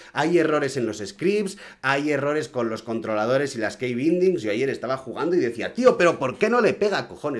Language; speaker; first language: Spanish; native; Spanish